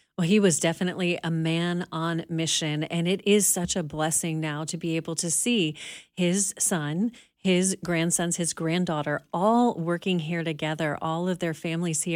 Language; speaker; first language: English; native; English